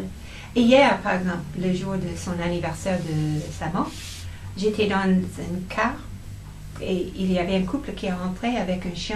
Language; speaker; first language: French; non-native, fluent; English